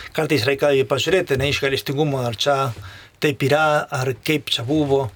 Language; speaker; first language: Lithuanian; non-native, fluent; Spanish